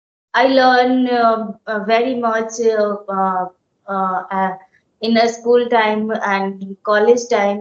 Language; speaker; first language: English; non-native, learner; Hindi